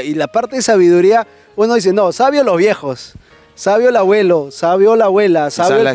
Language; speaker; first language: Spanish; native; Spanish